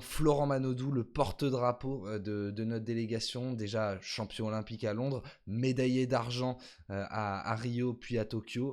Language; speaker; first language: French; native; French